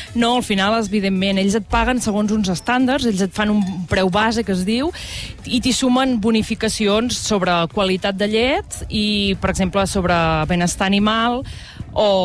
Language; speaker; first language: Catalan; native; Catalan